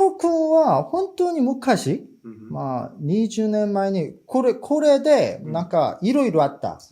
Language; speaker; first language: Japanese; non-native, fluent; Korean